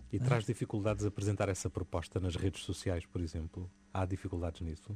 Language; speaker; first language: Portuguese; native; Portuguese